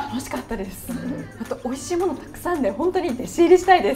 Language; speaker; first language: Japanese; native; Japanese